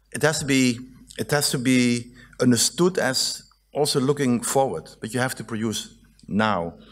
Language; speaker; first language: English; non-native, fluent; Dutch